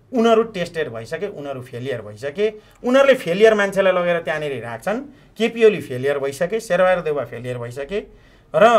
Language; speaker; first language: Nepali; native; Nepali